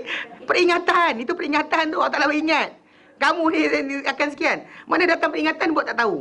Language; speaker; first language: Malay; native; Malay